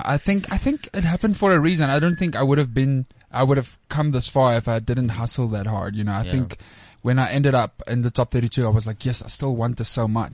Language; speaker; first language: English; non-native, local second language; Afrikaans